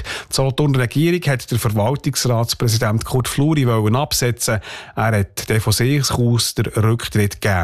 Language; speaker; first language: German; native; German